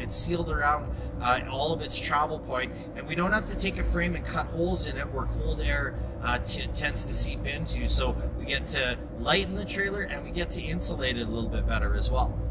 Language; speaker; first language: English; native; English